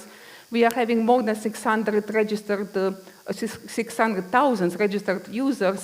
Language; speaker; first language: English; non-native, fluent; Romanian